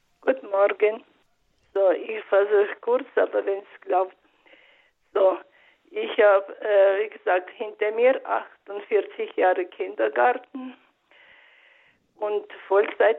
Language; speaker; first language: German; non-native, learner; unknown